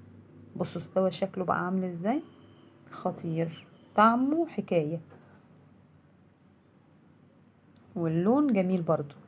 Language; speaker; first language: Arabic; native; Arabic